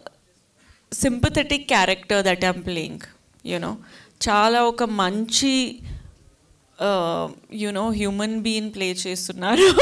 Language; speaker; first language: Telugu; non-native, fluent; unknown